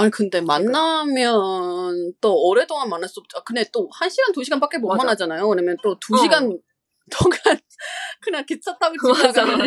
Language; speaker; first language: Korean; non-native, fluent; Chinese